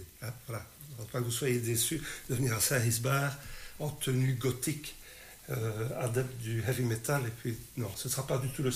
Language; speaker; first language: French; native; French